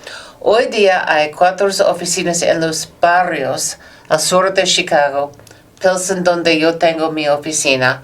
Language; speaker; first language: Spanish; non-native, learner; English